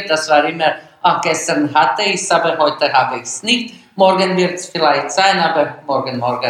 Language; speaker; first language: German; non-native, learner; Bosnian